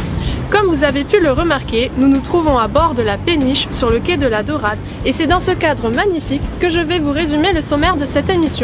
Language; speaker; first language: French; native; French